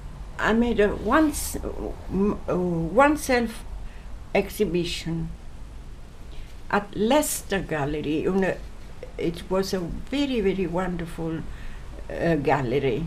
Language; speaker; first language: English; non-native, fluent; Italian